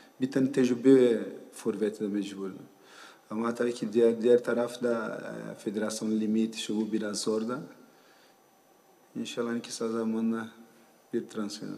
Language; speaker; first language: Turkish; non-native, learner; Portuguese